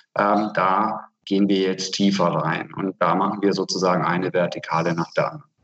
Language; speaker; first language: German; non-native, fluent; Hungarian